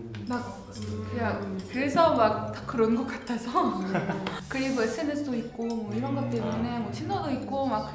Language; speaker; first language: Korean; non-native, fluent; French